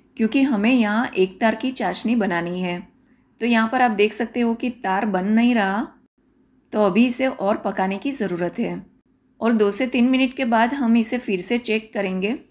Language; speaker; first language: Hindi; non-native, local second language; Gujarati